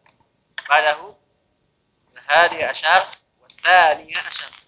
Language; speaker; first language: Arabic; non-native, fluent; Indonesian